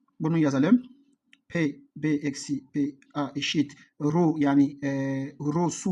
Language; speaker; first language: Turkish; non-native, learner; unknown